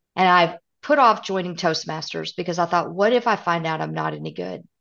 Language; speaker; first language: English; native; English